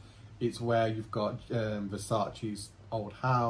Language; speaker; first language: English; native; English